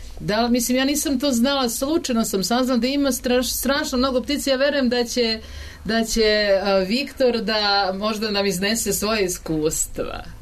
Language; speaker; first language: Serbian; native; Serbian